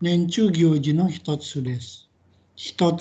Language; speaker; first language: Japanese; non-native, fluent; Indonesian